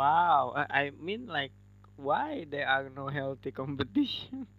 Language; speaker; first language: English; non-native, learner; Indonesian